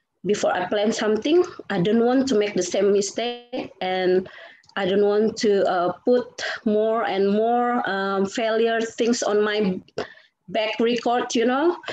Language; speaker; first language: English; non-native, fluent; Indonesian